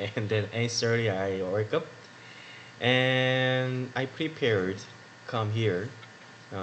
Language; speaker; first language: English; non-native, learner; Korean